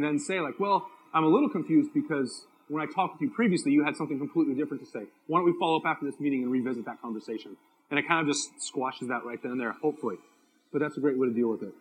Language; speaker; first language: English; native; English